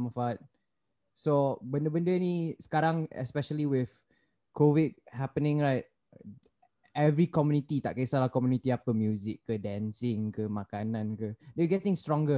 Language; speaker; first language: English; non-native, local second language; Malay